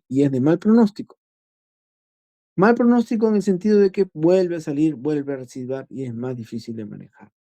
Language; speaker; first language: Spanish; native; Spanish